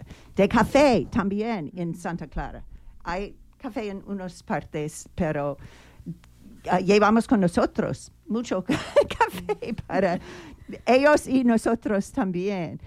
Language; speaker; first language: Spanish; non-native, learner; English